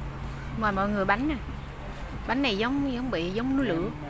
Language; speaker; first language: Vietnamese; native; Vietnamese